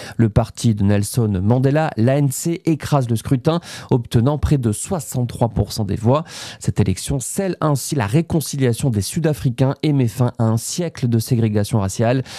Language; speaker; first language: French; native; French